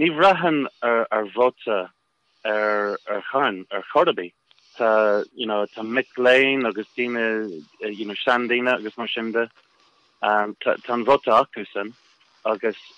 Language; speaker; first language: Irish; non-native, local second language; English